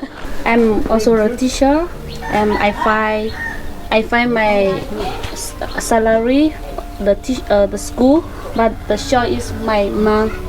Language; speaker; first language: English; non-native, learner; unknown